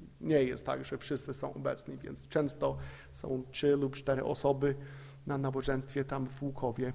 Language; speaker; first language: Polish; non-native, fluent; English